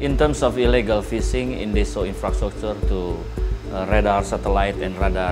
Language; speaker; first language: English; non-native, learner; Indonesian